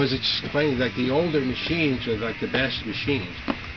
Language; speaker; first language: English; native; English